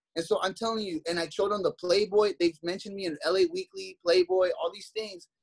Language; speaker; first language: English; native; English